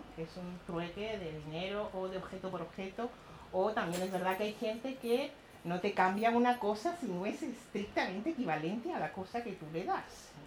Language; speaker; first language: Spanish; native; Spanish